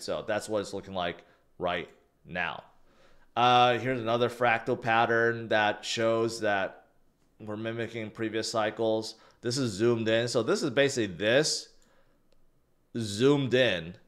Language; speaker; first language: English; native; English